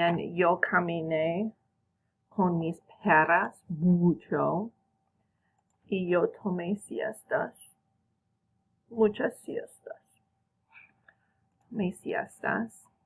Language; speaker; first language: Spanish; non-native, fluent; English